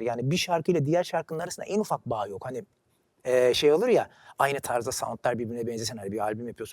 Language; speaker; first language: Turkish; native; Turkish